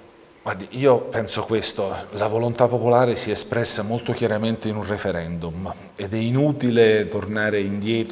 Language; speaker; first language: Italian; native; Italian